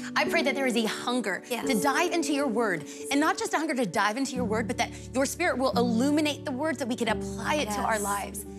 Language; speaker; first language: English; native; English